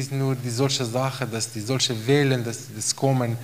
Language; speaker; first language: German; non-native, fluent; Romanian